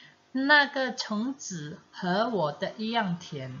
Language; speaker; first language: Chinese; non-native, fluent; Indonesian